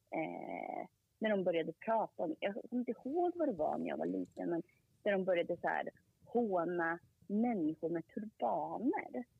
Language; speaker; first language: Swedish; early bilingual, other home language; Korean